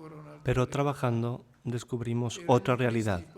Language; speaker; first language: Spanish; non-native, fluent; Italian